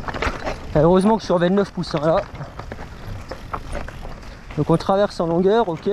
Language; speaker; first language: French; native; French